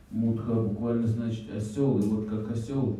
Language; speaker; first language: Russian; native; Russian